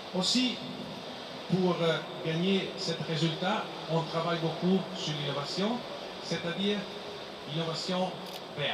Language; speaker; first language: French; non-native, fluent; Italian